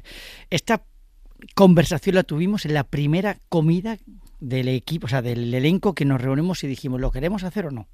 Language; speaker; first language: Spanish; native; Spanish